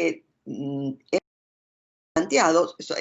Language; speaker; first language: Spanish; native; Spanish